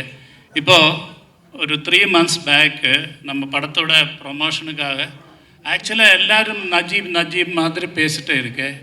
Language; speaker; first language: Tamil; non-native, learner; Malayalam